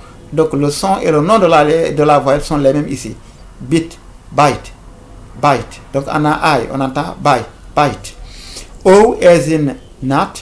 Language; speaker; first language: French; non-native, local second language; Fula